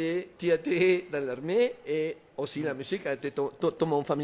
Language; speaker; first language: French; non-native, learner; Spanish